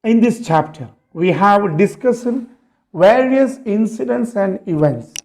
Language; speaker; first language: English; non-native, local second language; Malayalam